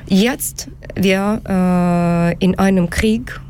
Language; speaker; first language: German; non-native, learner; Ukrainian